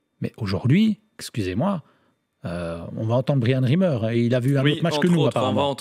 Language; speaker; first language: French; native; French